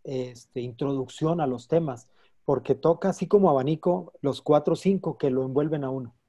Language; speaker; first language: Spanish; native; Spanish